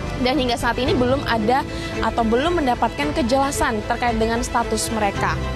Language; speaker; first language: Indonesian; native; Indonesian